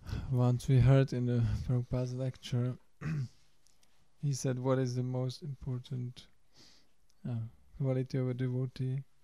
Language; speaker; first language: English; non-native, fluent; Czech